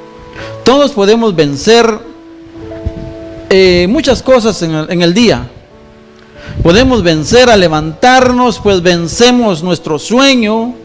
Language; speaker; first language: Spanish; native; Spanish